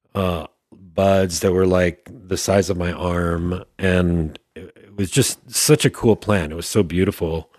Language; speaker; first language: English; native; English